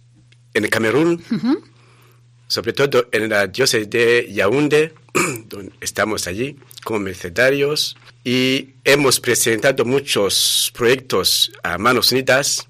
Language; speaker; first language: Spanish; non-native, fluent; Rundi